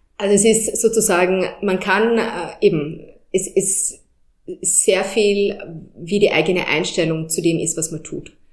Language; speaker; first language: German; early bilingual, heritage; German